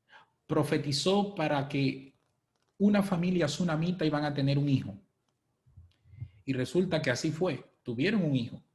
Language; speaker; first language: Spanish; native; Spanish